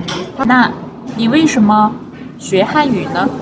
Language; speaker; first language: Chinese; non-native, fluent; Mongolian